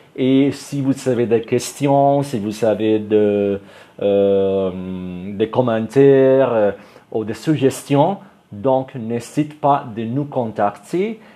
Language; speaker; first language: French; non-native, fluent; Spanish